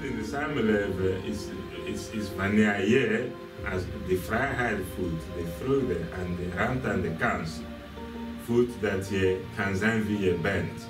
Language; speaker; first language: Dutch; non-native, fluent; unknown